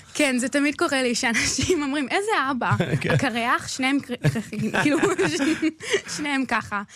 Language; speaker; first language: Hebrew; early bilingual, heritage; English